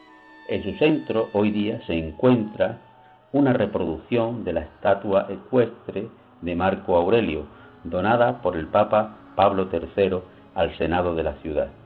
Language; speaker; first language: Spanish; native; Spanish